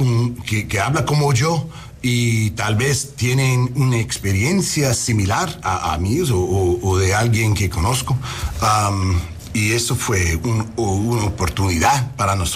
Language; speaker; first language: Spanish; non-native, learner; English